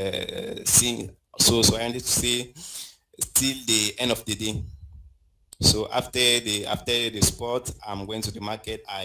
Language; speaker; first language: English; non-native, learner; French